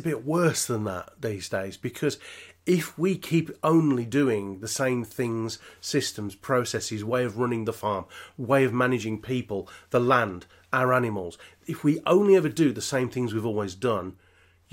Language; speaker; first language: English; native; English